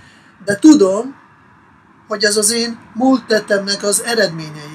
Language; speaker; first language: Hungarian; non-native, fluent; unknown